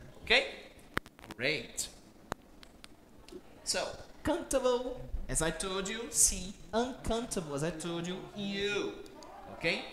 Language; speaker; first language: English; non-native, fluent; Portuguese